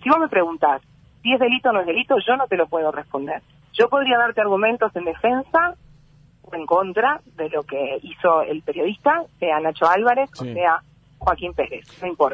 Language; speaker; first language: Spanish; native; Spanish